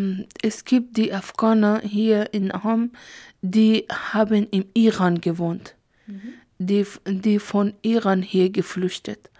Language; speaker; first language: German; non-native, learner; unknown